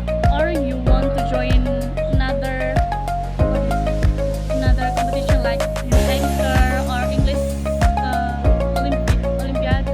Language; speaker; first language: English; non-native, learner; Indonesian